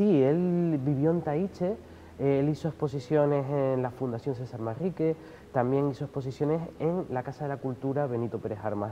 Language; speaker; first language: Spanish; native; Spanish